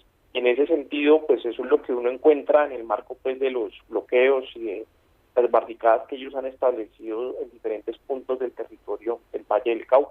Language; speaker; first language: Spanish; native; Spanish